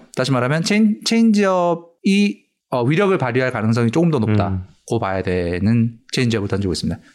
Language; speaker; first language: Korean; native; Korean